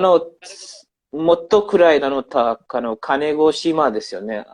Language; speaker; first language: Japanese; non-native, learner; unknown